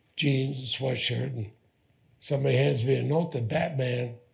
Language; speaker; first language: English; native; English